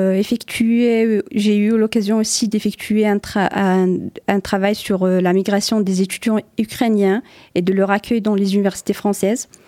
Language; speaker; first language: French; non-native, local second language; Arabic